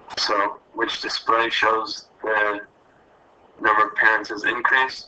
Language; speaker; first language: English; native; English